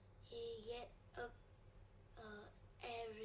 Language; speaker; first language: English; non-native, learner; Vietnamese